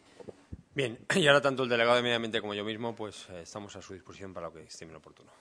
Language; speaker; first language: Spanish; native; Spanish